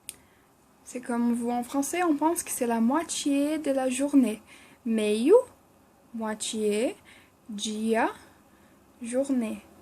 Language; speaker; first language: French; non-native, fluent; Portuguese